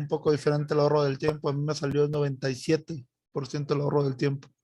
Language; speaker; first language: Spanish; native; Spanish